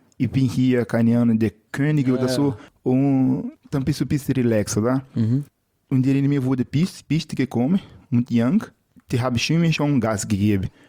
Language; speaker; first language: German; non-native, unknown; Portuguese